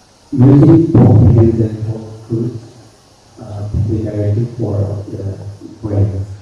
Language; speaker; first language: English; non-native, fluent; Korean